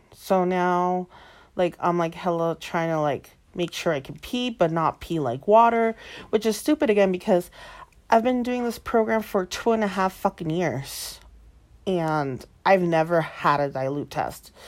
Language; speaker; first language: English; early bilingual, other home language; Spanish